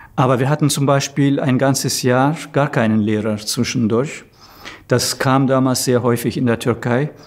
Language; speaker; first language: German; non-native, fluent; Turkish